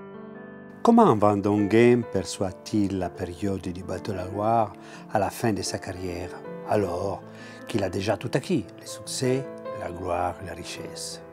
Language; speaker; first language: French; native; French